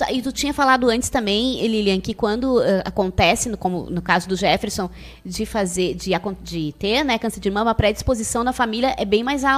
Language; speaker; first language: Portuguese; native; Portuguese